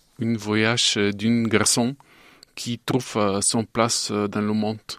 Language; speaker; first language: French; non-native, fluent; Bulgarian